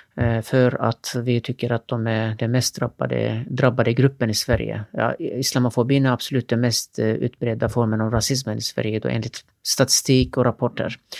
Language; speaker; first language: Swedish; non-native, fluent; Turkish